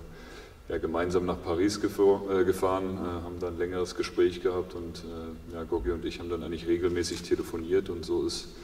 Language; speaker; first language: German; native; German